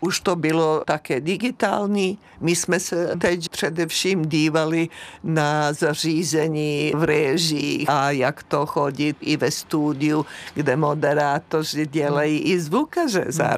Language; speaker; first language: Czech; native; Czech